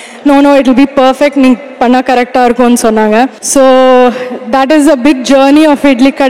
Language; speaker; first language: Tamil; non-native, fluent; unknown